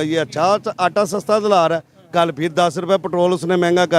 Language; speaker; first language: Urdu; non-native, local second language; Punjabi